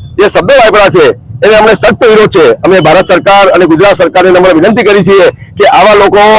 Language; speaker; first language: Gujarati; non-native, local second language; Sindhi